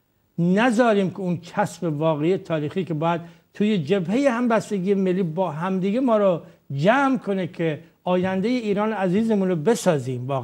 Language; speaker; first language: Persian; native; Persian